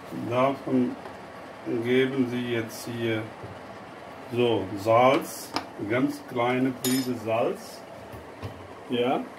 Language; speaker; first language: German; non-native, learner; Urdu